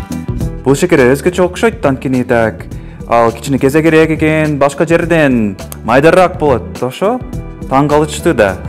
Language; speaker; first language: Kyrgyz; non-native, fluent; English